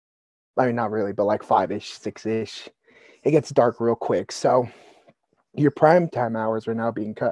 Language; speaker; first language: English; native; English